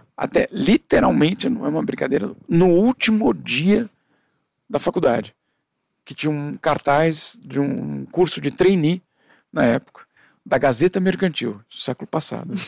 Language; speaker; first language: Portuguese; early bilingual, other home language; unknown